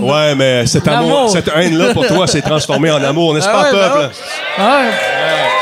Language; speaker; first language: French; native; French